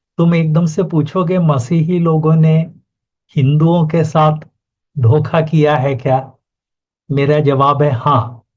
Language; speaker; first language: Hindi; native; Hindi